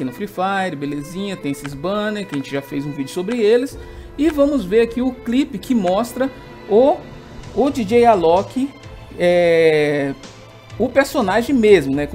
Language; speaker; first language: Portuguese; native; Portuguese